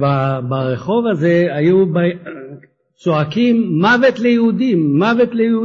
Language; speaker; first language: Hebrew; non-native, fluent; French